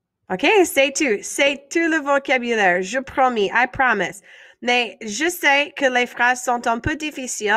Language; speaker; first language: French; non-native, fluent; English